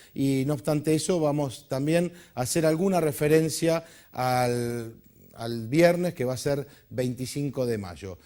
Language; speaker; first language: Spanish; native; Spanish